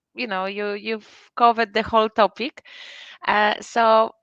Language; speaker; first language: English; non-native, fluent; Polish